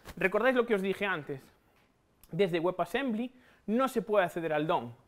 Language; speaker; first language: Spanish; native; Spanish